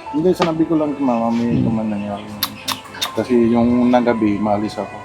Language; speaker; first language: Filipino; non-native, learner; Punjabi